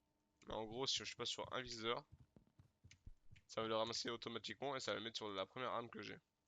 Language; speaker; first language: French; native; French